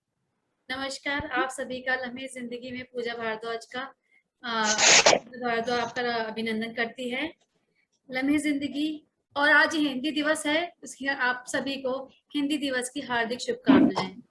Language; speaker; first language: Hindi; native; Hindi